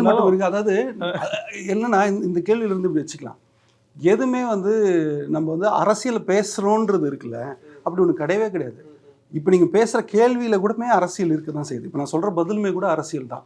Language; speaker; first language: Tamil; native; Tamil